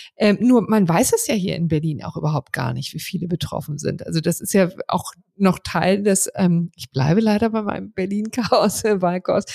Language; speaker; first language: German; native; German